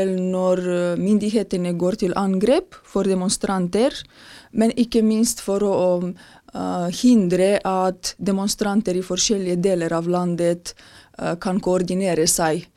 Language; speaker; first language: Norwegian; non-native, fluent; Romanian